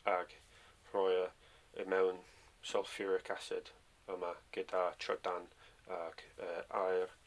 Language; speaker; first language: Welsh; non-native, learner; English